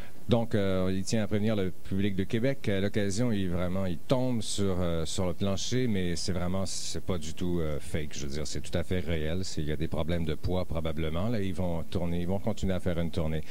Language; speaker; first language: French; native; French